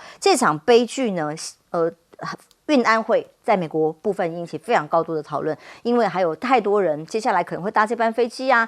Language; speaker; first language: Chinese; native; Chinese